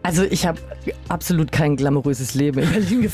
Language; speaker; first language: German; native; German